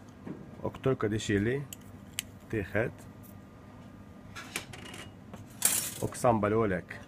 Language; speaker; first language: Swedish; non-native, learner; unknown